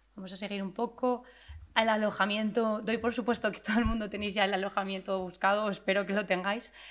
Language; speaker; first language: Spanish; native; Spanish